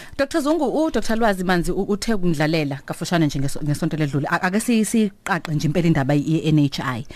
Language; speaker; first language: Zulu; native; Zulu